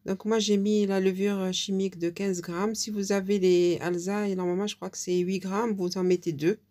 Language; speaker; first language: French; non-native, local second language; Arabic